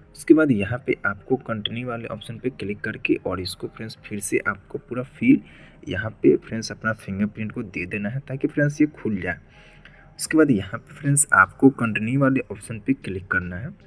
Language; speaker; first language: Hindi; native; Hindi